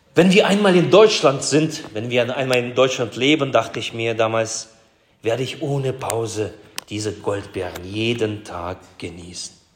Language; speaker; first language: German; early bilingual, other home language; Russian